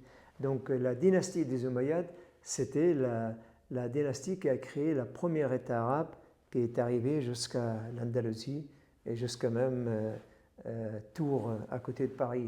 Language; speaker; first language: French; non-native, fluent; Arabic